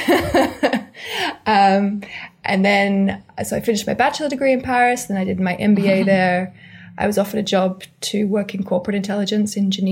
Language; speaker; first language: English; native; English